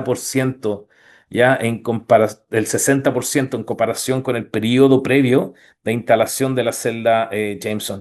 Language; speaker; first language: Spanish; native; Spanish